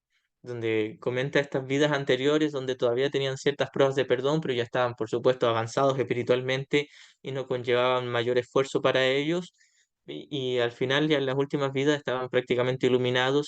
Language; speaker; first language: Spanish; native; Spanish